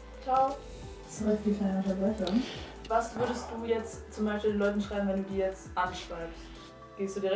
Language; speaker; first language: German; native; German